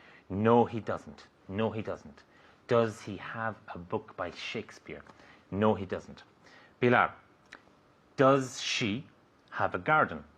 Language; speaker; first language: English; non-native, fluent; Spanish